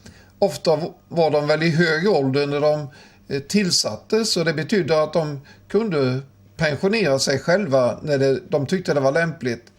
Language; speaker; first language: Swedish; native; Swedish